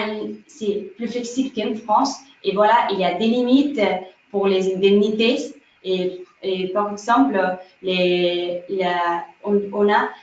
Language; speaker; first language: French; non-native, fluent; Spanish